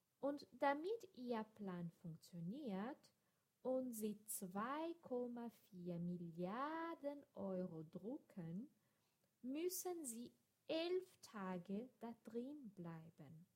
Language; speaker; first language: German; non-native, fluent; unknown